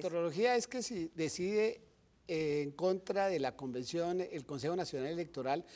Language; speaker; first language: Spanish; native; Spanish